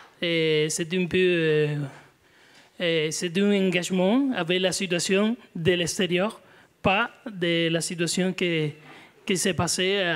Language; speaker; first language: French; non-native, learner; Spanish